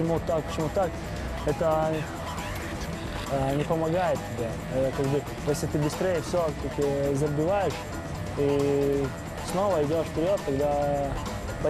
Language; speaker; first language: Russian; non-native, fluent; Latvian